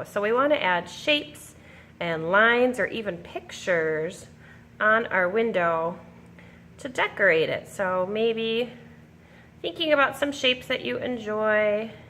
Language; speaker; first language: English; native; English